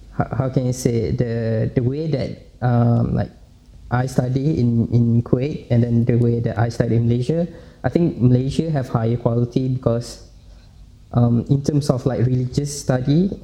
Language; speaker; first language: English; non-native, local second language; Malay